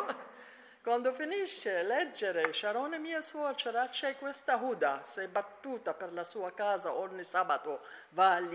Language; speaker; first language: Italian; non-native, learner; Arabic